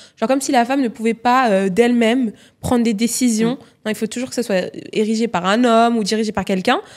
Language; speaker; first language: French; native; French